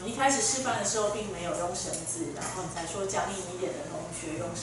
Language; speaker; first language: Chinese; native; Chinese